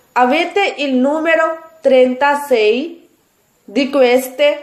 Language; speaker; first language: Italian; non-native, fluent; Urdu